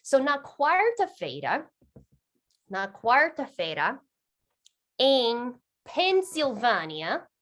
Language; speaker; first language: Portuguese; non-native, fluent; English